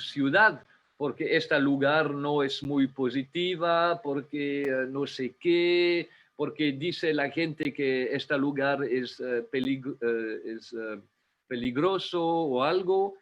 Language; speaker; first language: Spanish; non-native, fluent; French